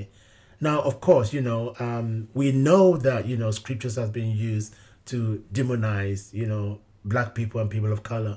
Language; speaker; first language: English; non-native, local second language; Yoruba